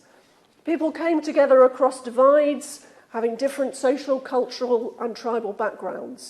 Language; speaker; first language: English; native; English